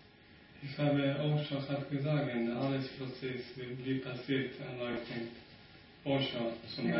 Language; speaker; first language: German; non-native, learner; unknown